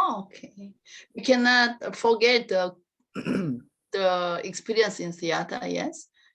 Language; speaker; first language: English; non-native, learner; Korean